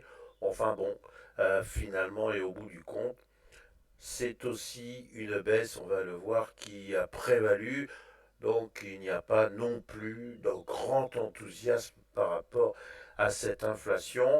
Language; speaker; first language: French; native; French